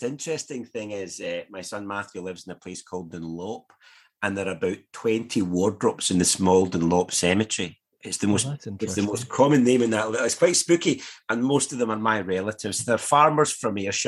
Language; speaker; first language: English; native; English